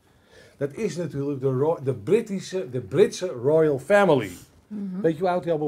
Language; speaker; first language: Dutch; native; Dutch